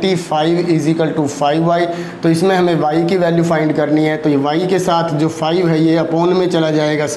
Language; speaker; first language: Hindi; native; Hindi